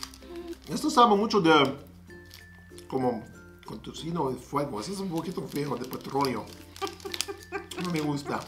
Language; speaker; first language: Spanish; non-native, learner; German